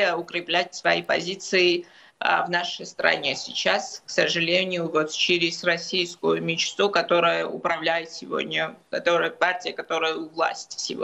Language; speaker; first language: Russian; non-native, local second language; Georgian